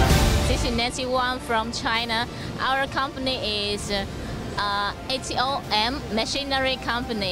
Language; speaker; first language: English; non-native, learner; Chinese